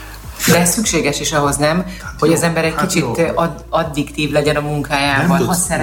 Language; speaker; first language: Hungarian; native; Hungarian